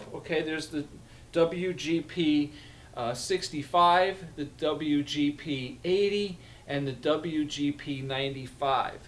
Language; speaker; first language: English; native; English